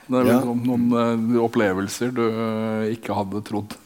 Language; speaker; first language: Norwegian; native; Norwegian